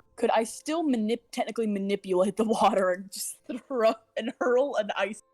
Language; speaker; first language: English; native; English